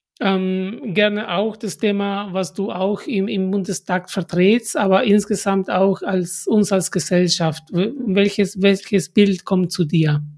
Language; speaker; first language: German; non-native, fluent; Spanish